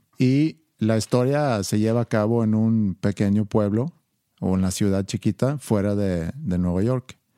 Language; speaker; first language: Spanish; non-native, fluent; Swedish